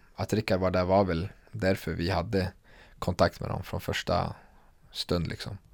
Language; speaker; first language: Swedish; early bilingual, other home language; Kurdish